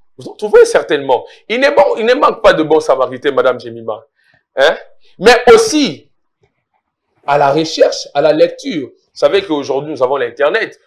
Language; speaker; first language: French; non-native, local second language; Lingala